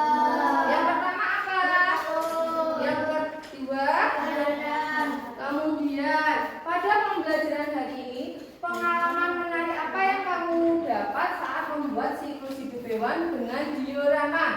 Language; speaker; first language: Malay; native; Malay